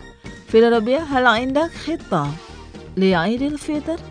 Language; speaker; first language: Arabic; non-native, fluent; Indonesian